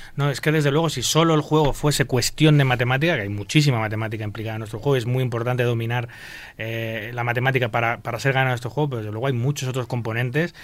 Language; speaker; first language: Spanish; native; Spanish